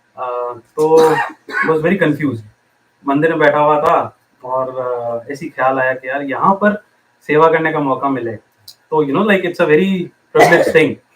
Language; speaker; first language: Hindi; native; Hindi